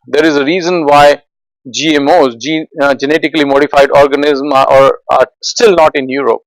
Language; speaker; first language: English; non-native, fluent; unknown